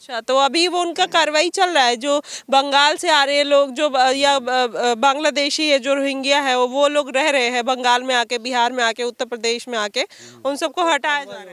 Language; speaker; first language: Hindi; native; Hindi